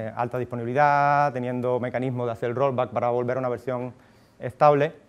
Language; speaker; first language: Spanish; native; Spanish